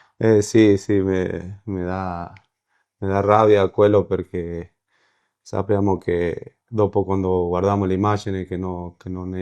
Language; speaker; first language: Italian; non-native, learner; Spanish